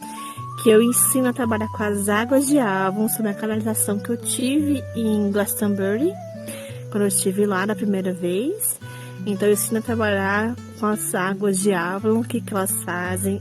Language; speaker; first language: Portuguese; native; Portuguese